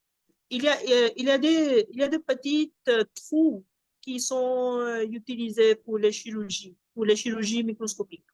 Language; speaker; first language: French; non-native, fluent; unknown